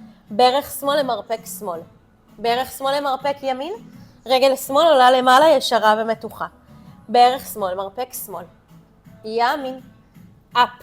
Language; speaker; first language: Hebrew; native; Hebrew